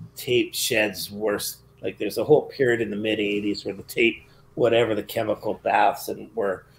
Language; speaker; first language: English; native; English